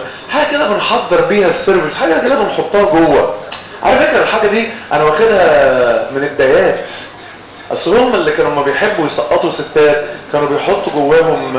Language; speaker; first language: Arabic; native; Arabic